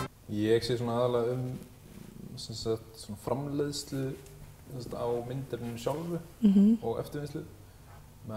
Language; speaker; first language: Icelandic; native; Icelandic